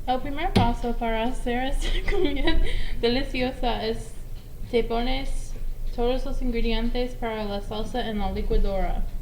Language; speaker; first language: Spanish; non-native, learner; English